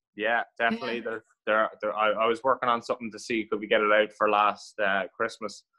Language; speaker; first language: English; native; English